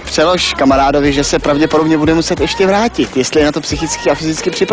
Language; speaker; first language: Czech; native; Czech